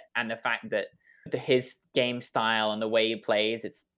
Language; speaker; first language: English; native; English